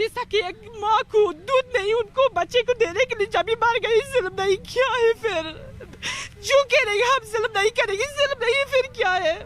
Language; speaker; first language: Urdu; non-native, learner; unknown